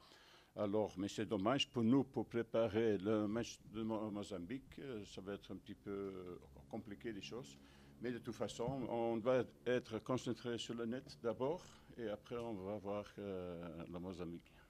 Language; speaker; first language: French; non-native, fluent; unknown